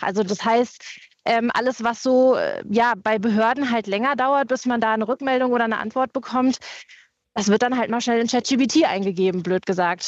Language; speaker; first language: German; native; German